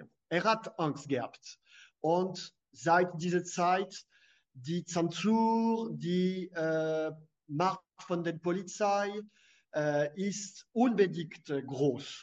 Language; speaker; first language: German; non-native, fluent; French